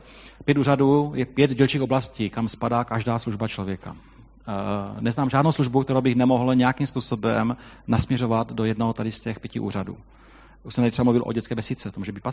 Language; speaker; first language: Czech; native; Czech